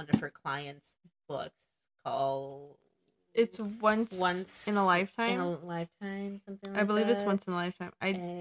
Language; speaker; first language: English; native; English